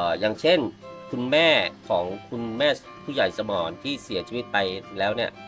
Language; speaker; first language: Thai; native; Thai